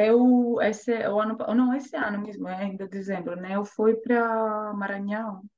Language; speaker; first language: Portuguese; non-native, fluent; Greek